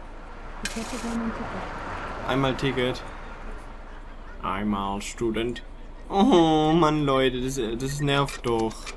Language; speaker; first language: German; native; German